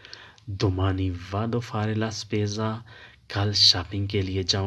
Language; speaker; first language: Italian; non-native, fluent; Urdu